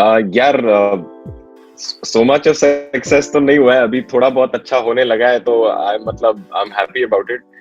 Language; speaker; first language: Hindi; native; Hindi